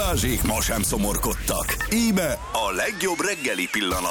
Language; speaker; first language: Hungarian; native; Hungarian